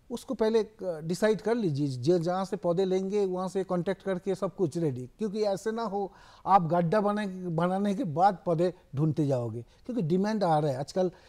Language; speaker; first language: Hindi; non-native, local second language; Bangla